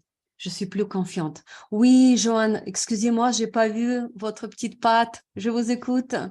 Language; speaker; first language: French; non-native, fluent; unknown